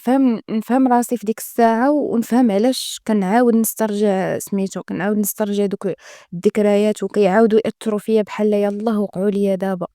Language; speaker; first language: Arabic; native; Arabic